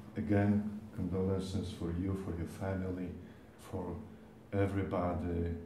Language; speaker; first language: English; non-native, fluent; Polish